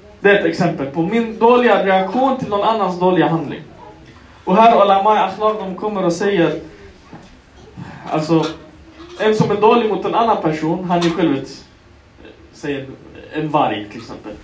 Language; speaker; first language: Swedish; non-native, local second language; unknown